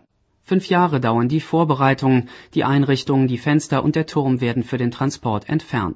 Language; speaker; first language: German; native; German